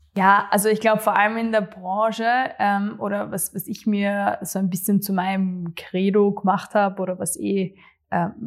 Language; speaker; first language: German; native; German